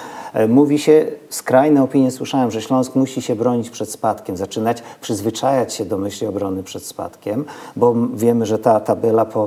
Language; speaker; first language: Polish; native; Polish